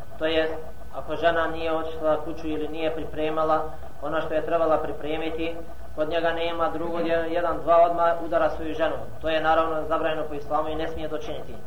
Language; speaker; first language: Bosnian; non-native, fluent; Arabic